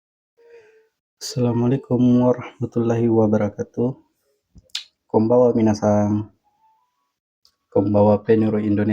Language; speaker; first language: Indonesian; native; Indonesian